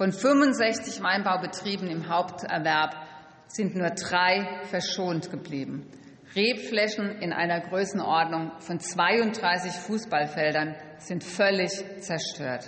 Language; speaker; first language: German; native; German